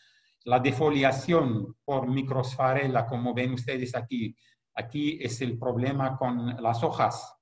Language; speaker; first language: Spanish; non-native, fluent; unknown